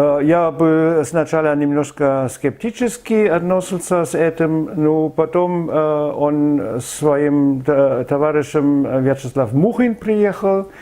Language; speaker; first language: Russian; non-native, fluent; German